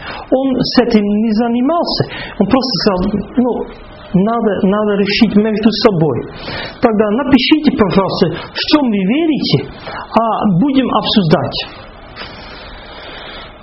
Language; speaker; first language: Russian; non-native, fluent; Dutch